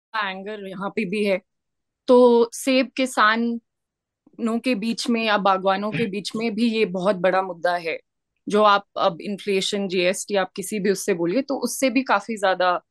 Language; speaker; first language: Hindi; native; Hindi